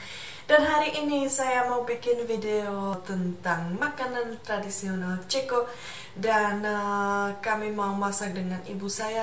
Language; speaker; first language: Indonesian; non-native, fluent; Czech